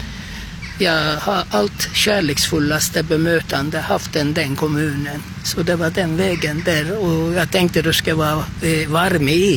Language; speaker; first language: Swedish; non-native, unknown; Turkish